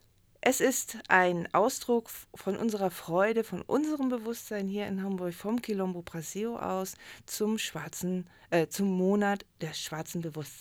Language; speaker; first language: German; native; German